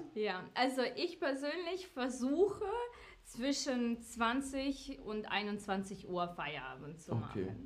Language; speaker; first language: German; non-native, fluent; Ukrainian